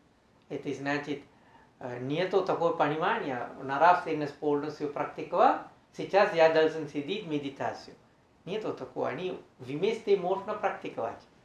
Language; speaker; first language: Russian; non-native, learner; Sinhala